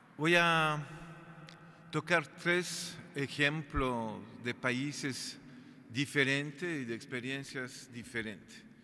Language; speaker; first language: Spanish; non-native, fluent; French